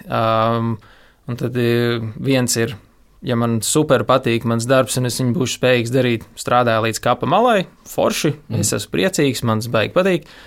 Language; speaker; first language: Latvian; native; Latvian